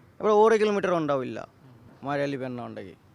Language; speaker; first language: Malayalam; non-native, local second language; Bangla